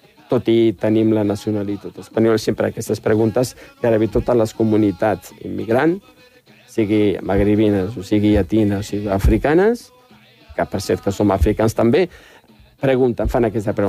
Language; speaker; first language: Catalan; non-native, fluent; Riffian